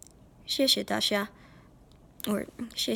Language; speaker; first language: Chinese; non-native, learner; English